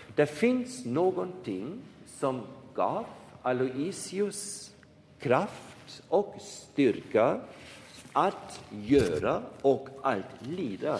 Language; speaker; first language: Swedish; non-native, fluent; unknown